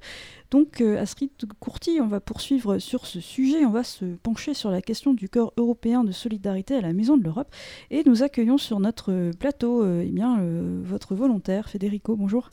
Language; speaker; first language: French; native; French